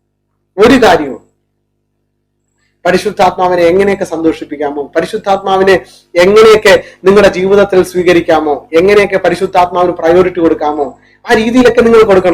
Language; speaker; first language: Malayalam; native; Malayalam